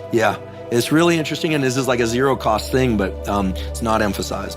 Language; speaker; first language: English; native; English